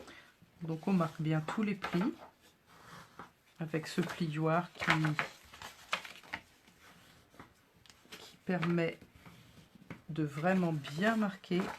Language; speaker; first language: French; native; French